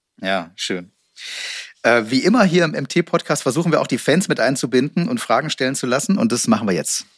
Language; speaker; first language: German; native; German